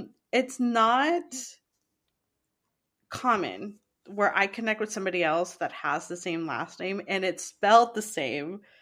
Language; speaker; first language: English; early bilingual, other home language; Spanish